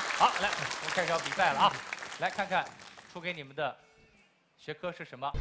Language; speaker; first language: Chinese; native; Chinese